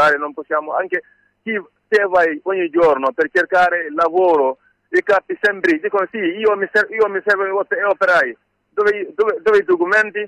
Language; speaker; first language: Italian; non-native, learner; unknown